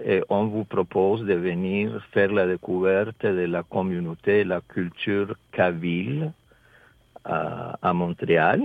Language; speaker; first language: French; non-native, fluent; Spanish